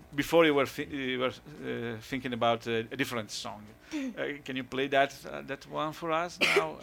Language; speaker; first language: English; non-native, fluent; Italian